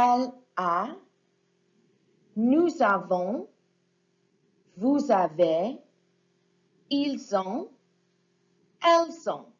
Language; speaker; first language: French; non-native, fluent; English